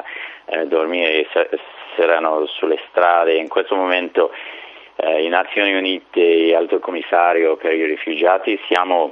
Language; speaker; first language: Italian; non-native, fluent; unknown